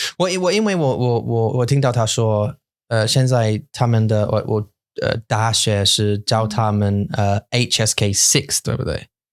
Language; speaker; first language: Chinese; non-native, learner; English